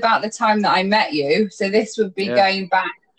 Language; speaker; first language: English; native; English